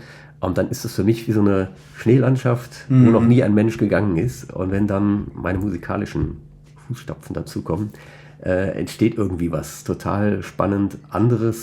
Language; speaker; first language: German; native; German